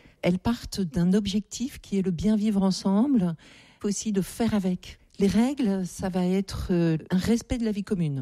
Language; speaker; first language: French; native; French